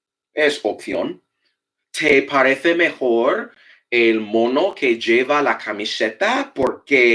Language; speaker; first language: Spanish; non-native, fluent; English